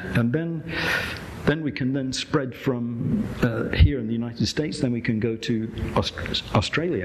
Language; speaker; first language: English; native; English